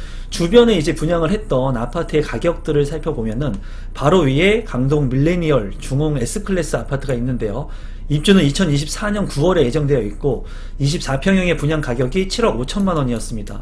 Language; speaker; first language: Korean; native; Korean